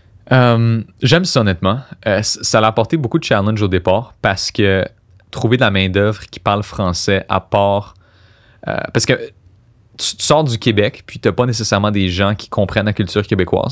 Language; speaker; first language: French; native; French